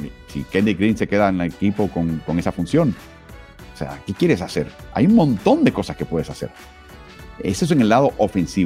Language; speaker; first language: Spanish; native; Spanish